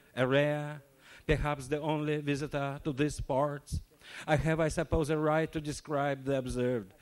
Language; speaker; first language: English; non-native, fluent; Russian